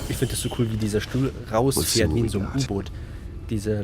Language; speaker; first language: German; native; German